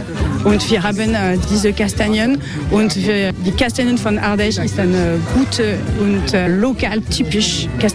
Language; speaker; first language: German; non-native, learner; French